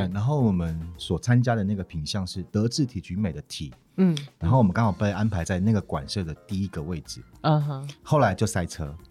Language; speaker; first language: Chinese; native; Chinese